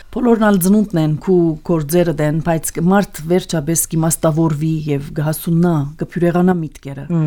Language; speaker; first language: Armenian; early bilingual, heritage; Armenian